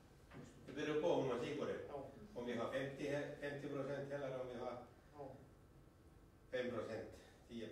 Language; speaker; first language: Swedish; non-native, local second language; Finnish